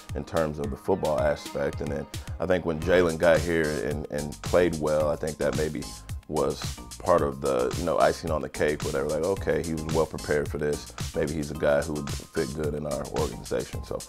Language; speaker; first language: English; native; English